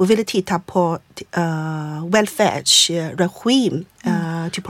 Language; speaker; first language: Swedish; non-native, fluent; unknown